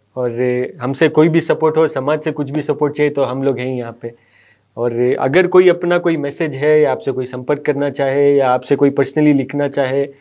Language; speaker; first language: Hindi; native; Hindi